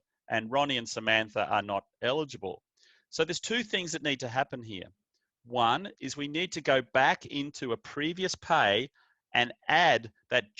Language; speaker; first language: English; native; English